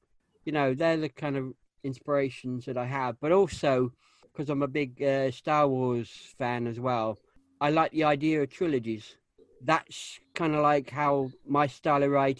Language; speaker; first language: English; native; English